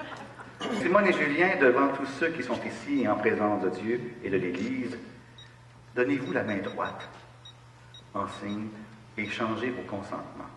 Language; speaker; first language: French; native; French